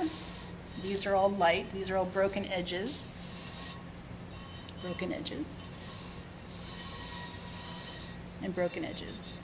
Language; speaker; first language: English; native; English